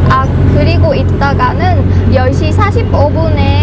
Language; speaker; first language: Korean; non-native, learner; Vietnamese